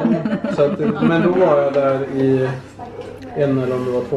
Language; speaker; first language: Swedish; native; Swedish